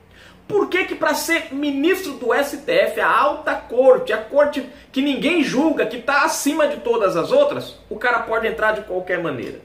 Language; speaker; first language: Portuguese; native; Portuguese